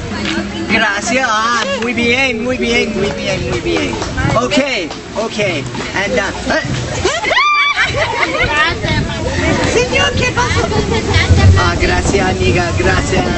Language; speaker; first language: Spanish; non-native, learner; English